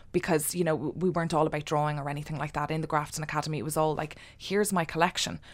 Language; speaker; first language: English; native; English